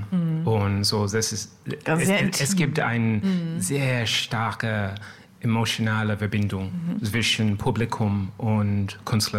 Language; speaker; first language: German; non-native, learner; French